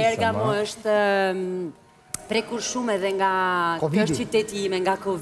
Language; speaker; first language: Albanian; non-native, learner; Italian